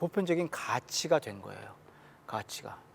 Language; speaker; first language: Korean; native; Korean